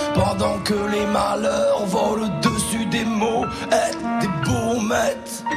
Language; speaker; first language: French; native; French